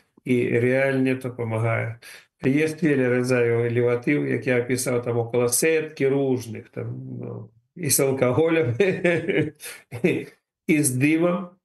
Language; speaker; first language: Polish; non-native, learner; Ukrainian